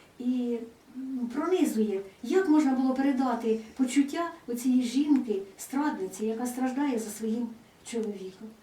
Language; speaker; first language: Ukrainian; native; Ukrainian